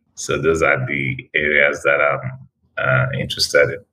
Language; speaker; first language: English; non-native, local second language; Igbo